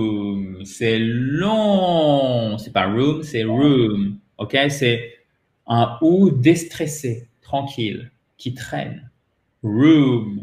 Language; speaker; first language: French; native; French